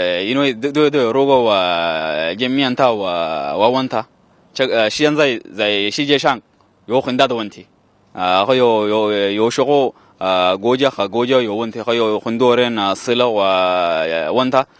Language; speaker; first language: Chinese; non-native, learner; Arabic